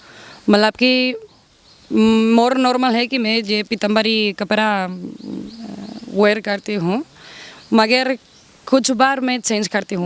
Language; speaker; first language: Hindi; non-native, learner; Spanish